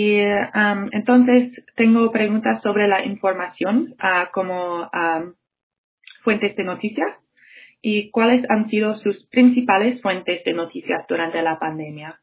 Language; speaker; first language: Spanish; non-native, fluent; English